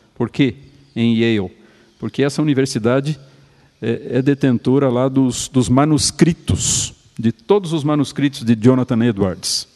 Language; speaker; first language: Portuguese; native; Portuguese